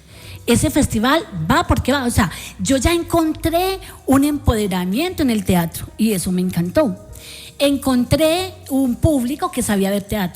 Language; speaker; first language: Spanish; native; Spanish